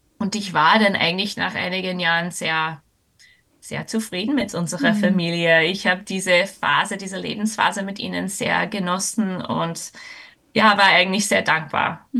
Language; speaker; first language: German; non-native, fluent; English